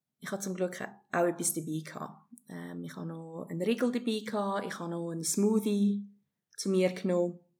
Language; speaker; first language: German; early bilingual, heritage; German